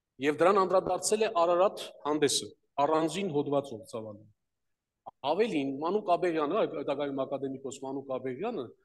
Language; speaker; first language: Armenian; native; Armenian